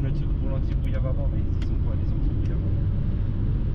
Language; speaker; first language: French; native; French